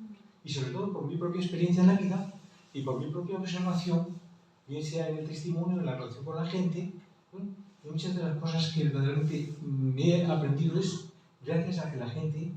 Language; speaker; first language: Spanish; native; Spanish